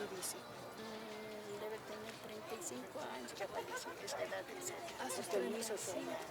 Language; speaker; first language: Spanish; native; Spanish